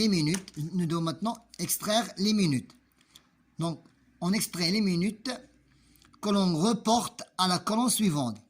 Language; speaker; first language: French; non-native, local second language; Arabic